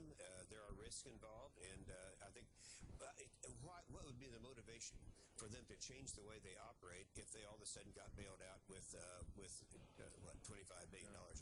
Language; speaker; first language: English; native; English